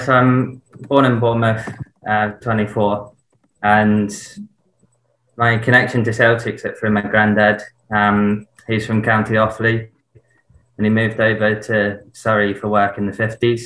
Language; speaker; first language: English; native; English